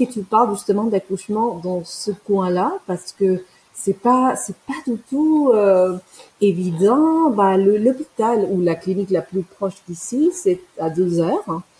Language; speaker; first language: French; non-native, fluent; Spanish